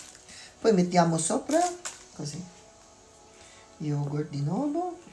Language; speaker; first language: Italian; non-native, learner; Filipino